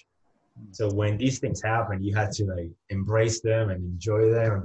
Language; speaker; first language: English; non-native, fluent; Spanish